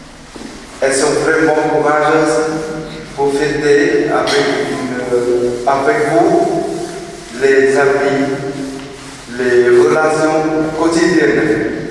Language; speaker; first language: French; non-native, fluent; Vietnamese